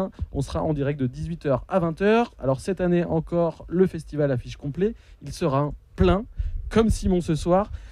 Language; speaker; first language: French; native; French